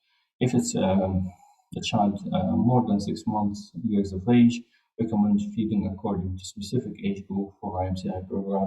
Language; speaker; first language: English; non-native, fluent; Arabic